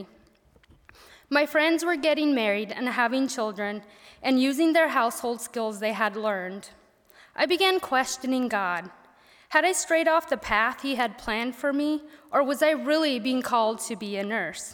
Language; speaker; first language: English; early bilingual, other home language; Pennsylvania German